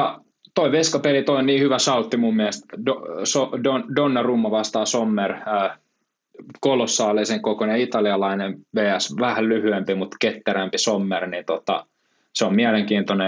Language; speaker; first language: Finnish; native; Finnish